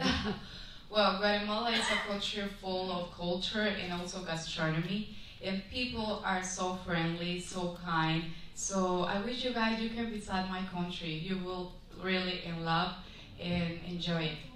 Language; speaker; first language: English; non-native, fluent; Spanish